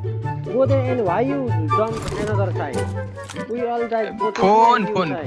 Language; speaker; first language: English; non-native, learner; Nepali